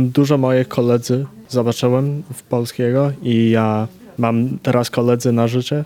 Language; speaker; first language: Polish; early bilingual, heritage; Polish